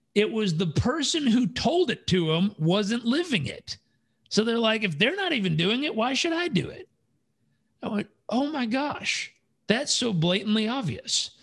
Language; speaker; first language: English; native; English